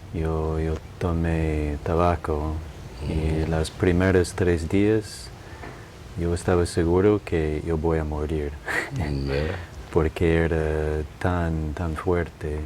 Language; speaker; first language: Spanish; non-native, fluent; English